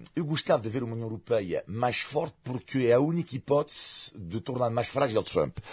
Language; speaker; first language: Portuguese; non-native, fluent; French